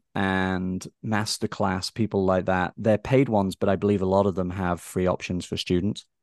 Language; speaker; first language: English; native; English